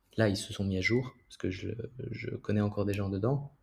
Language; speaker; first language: French; native; French